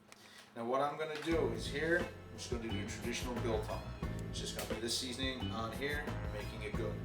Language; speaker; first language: English; native; English